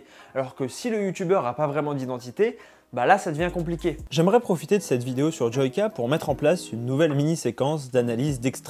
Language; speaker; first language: French; native; French